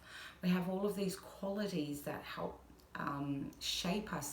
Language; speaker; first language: English; native; English